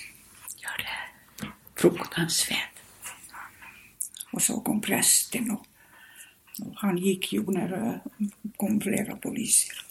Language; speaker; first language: Swedish; non-native, fluent; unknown